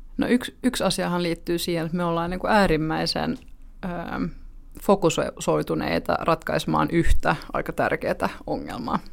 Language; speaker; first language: Finnish; native; Finnish